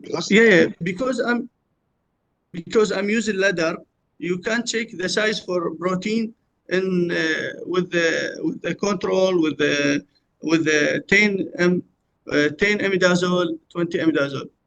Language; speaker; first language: English; non-native, learner; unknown